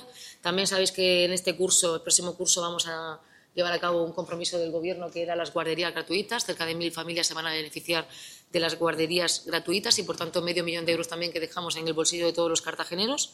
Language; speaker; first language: Spanish; native; Spanish